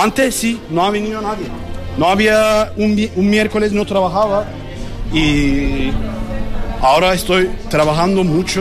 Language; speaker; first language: Spanish; non-native, learner; Turkish